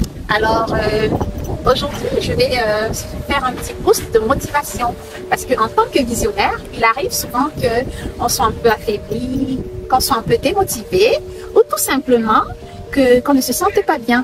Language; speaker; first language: French; native; French